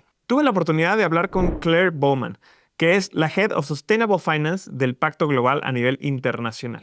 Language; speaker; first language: Spanish; native; Spanish